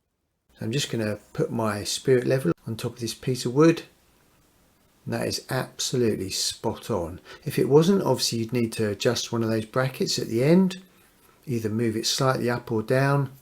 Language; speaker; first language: English; native; English